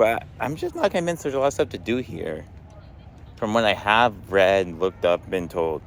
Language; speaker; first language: English; native; English